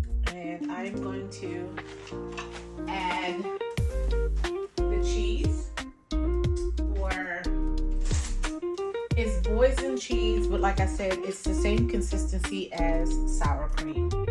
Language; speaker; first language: English; native; English